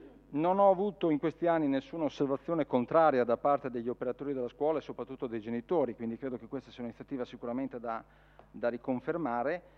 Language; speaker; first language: Italian; native; Italian